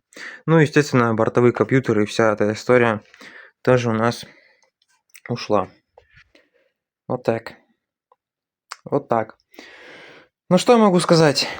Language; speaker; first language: Russian; native; Russian